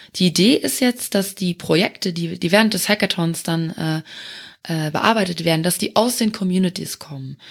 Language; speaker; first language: German; non-native, local second language; Luxembourgish